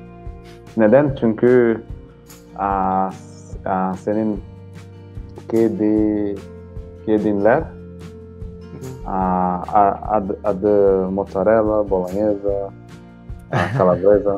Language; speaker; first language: Turkish; non-native, learner; Portuguese